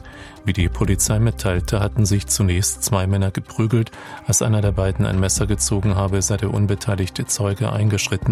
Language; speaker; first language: German; native; German